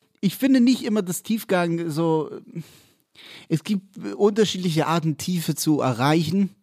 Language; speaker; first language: German; non-native, fluent; Hebrew